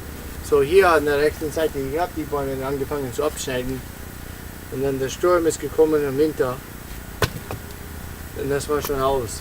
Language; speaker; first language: German; non-native, learner; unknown